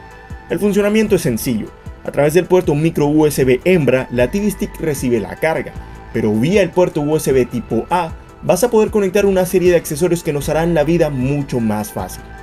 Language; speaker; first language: Spanish; native; Spanish